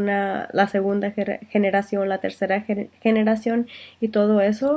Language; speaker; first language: Spanish; early bilingual, heritage; Spanish